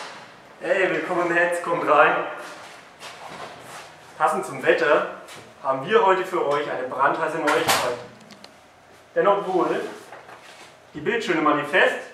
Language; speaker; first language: German; native; German